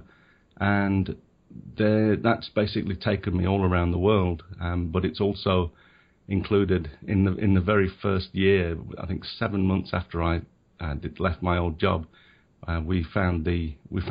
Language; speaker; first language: English; native; English